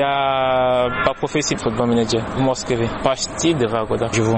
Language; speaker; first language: Russian; non-native, learner; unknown